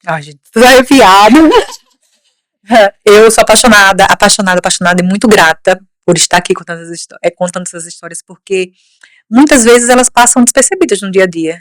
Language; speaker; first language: Portuguese; native; Portuguese